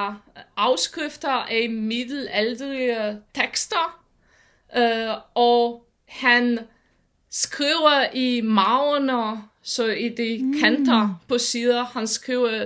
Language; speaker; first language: Danish; non-native, fluent; Polish